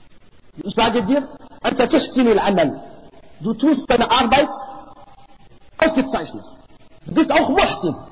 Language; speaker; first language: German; non-native, fluent; Arabic